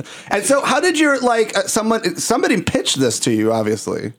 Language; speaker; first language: English; native; English